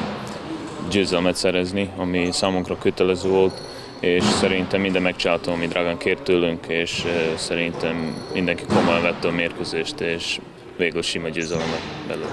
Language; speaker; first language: Hungarian; non-native, learner; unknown